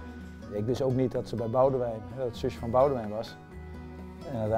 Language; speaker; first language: Dutch; native; Dutch